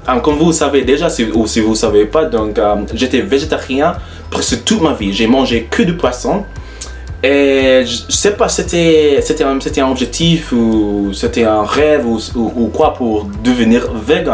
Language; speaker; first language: French; non-native, learner; English